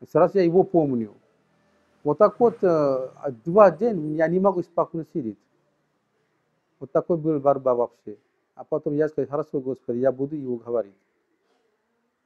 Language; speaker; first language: Russian; non-native, learner; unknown